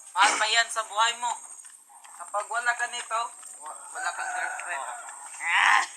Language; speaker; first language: Filipino; non-native, local second language; Cebuano